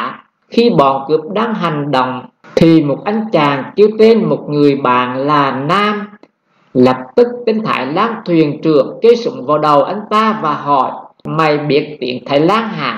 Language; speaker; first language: Vietnamese; native; Vietnamese